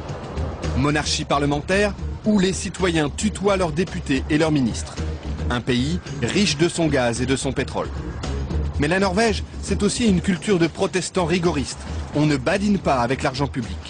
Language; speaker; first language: French; native; French